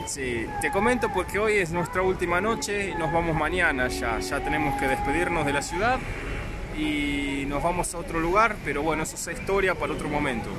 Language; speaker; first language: Spanish; native; Spanish